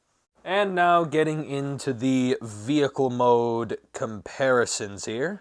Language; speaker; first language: English; native; English